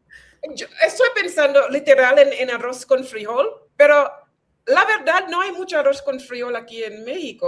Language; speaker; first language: Spanish; non-native, fluent; English